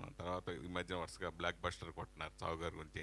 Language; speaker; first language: Telugu; native; Telugu